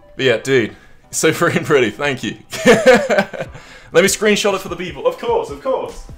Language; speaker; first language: English; native; English